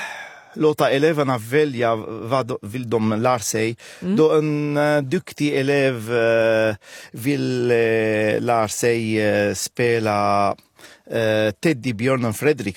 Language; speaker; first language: Swedish; non-native, fluent; Arabic